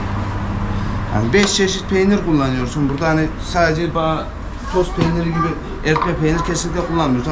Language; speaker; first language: Turkish; native; Turkish